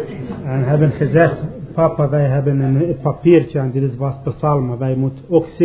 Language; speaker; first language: Dutch; non-native, learner; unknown